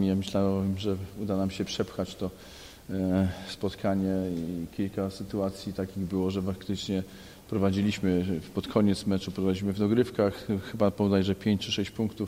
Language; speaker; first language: Polish; native; Polish